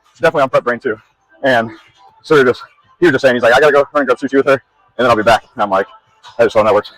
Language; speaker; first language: English; native; English